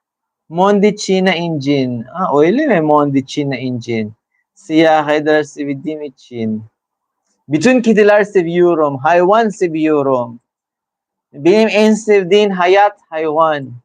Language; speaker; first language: Turkish; non-native, learner; Filipino